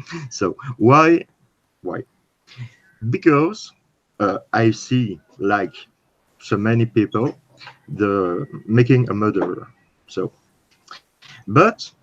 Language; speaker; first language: English; non-native, learner; French